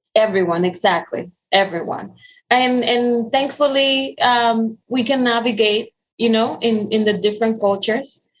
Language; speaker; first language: English; non-native, fluent; Spanish